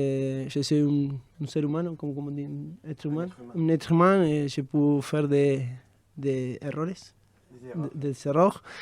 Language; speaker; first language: French; non-native, fluent; Spanish